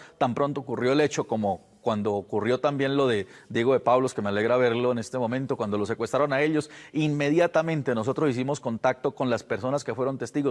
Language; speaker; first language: Spanish; native; Spanish